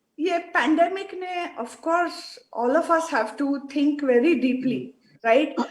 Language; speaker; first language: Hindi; non-native, local second language; Marathi